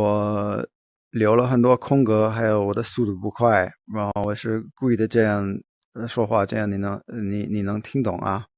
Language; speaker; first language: Chinese; non-native, fluent; English